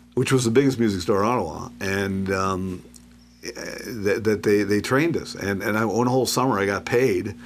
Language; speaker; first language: English; native; English